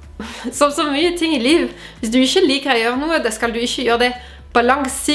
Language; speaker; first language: Norwegian; non-native, fluent; French